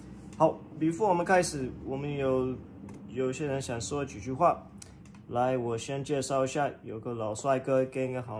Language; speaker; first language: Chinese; early bilingual, heritage; Chinese